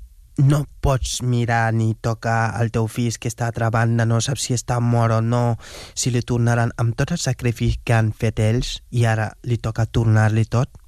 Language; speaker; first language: Catalan; non-native, fluent; Wolof